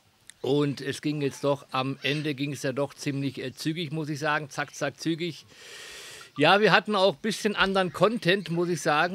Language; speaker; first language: German; native; German